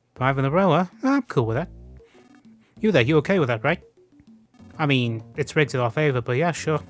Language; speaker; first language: English; native; English